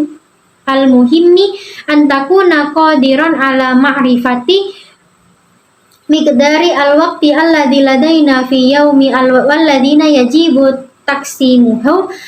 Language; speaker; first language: Arabic; non-native, learner; Indonesian